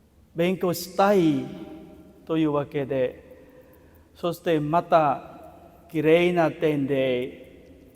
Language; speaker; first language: Japanese; non-native, fluent; Vietnamese